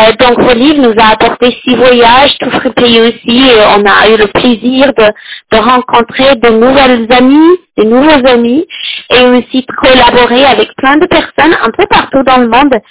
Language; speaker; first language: French; non-native, fluent; English